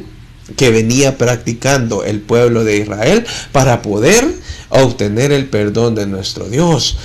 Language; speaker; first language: Spanish; native; Spanish